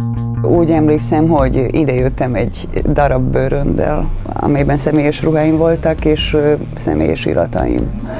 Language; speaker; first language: Hungarian; non-native, fluent; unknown